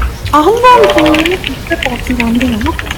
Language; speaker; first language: Korean; native; Korean